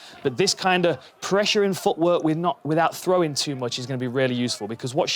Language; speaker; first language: English; native; English